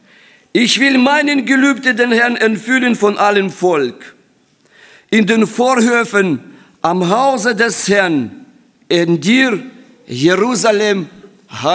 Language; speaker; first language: German; non-native, fluent; Russian